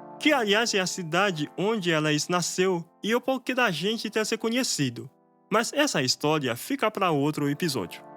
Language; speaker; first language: Portuguese; non-native, fluent; Haitian Creole